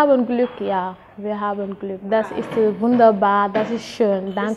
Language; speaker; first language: German; non-native, learner; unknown